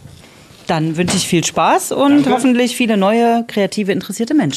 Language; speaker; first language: German; native; German